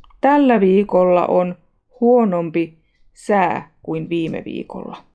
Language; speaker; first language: Finnish; non-native, fluent; Russian